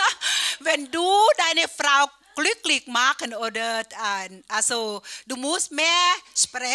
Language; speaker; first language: German; non-native, learner; Thai